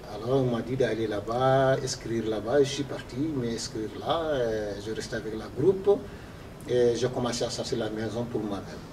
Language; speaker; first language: French; non-native, learner; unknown